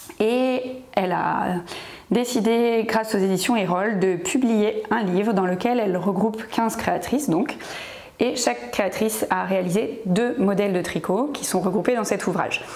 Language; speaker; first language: French; native; French